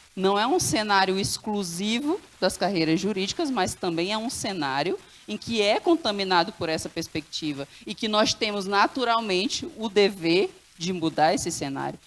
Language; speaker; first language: Portuguese; non-native, local second language; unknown